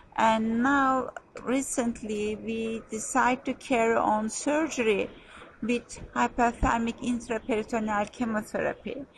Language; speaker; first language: English; non-native, fluent; Turkish